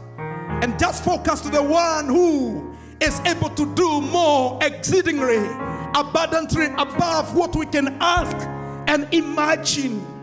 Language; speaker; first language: English; non-native, local second language; Swahili